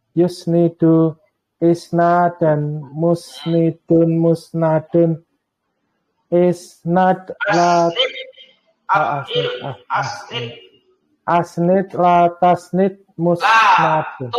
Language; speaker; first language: Arabic; non-native, learner; Indonesian